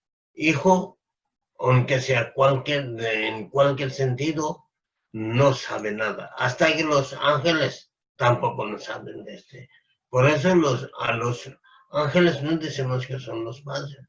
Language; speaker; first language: Spanish; non-native, fluent; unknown